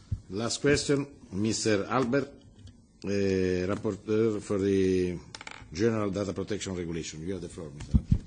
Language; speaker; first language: English; non-native, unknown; Italian